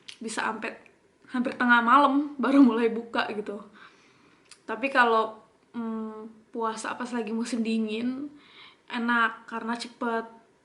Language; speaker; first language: Indonesian; native; Indonesian